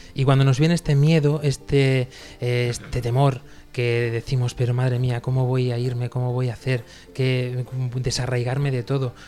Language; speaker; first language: Spanish; native; Spanish